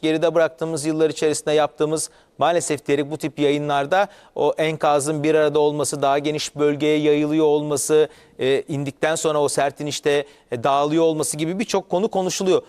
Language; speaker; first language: Turkish; native; Turkish